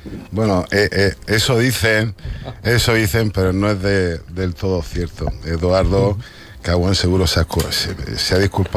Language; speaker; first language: Spanish; native; Spanish